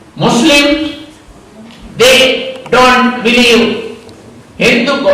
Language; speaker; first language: English; non-native, local second language; Sinhala